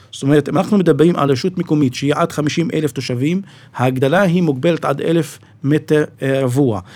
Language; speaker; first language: Hebrew; non-native, local second language; Arabic